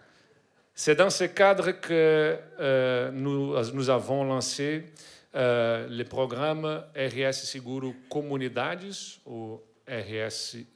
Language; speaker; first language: French; non-native, learner; Portuguese